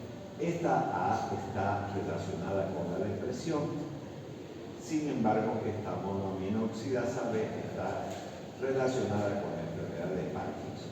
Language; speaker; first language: Spanish; native; Spanish